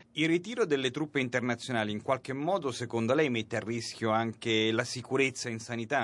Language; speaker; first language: Italian; native; Italian